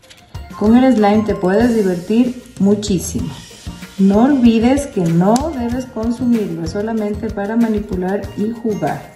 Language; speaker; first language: Spanish; native; Spanish